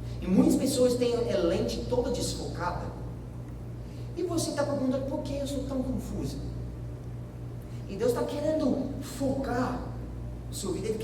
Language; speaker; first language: Portuguese; non-native, fluent; English